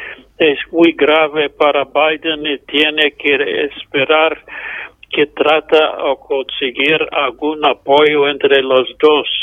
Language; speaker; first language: Spanish; non-native, fluent; English